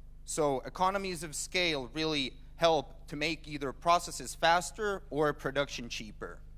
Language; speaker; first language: English; non-native, fluent; Finnish